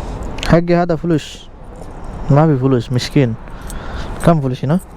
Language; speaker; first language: Arabic; non-native, learner; Bangla